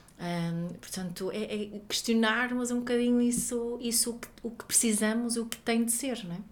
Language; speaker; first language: Portuguese; non-native, fluent; Swedish